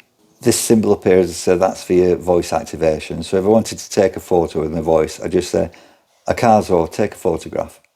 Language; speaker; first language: English; native; English